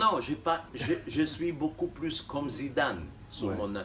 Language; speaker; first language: French; non-native, fluent; Hebrew